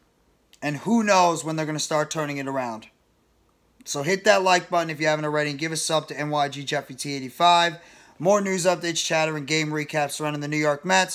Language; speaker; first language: English; native; English